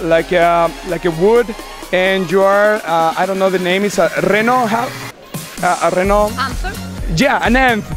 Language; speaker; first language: English; non-native, fluent; Spanish